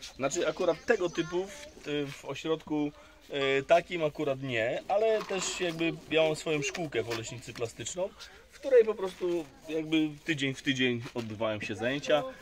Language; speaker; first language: Polish; native; Polish